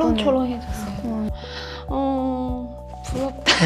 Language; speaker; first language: Korean; non-native, fluent; Chinese